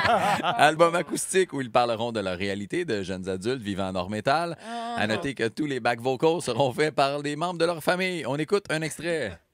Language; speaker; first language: French; native; French